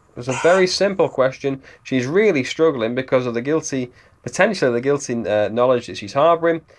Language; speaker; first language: English; native; English